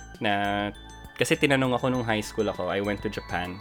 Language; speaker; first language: English; non-native, local second language; Filipino